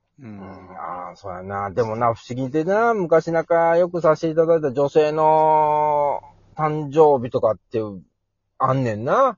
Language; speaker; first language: Japanese; native; Japanese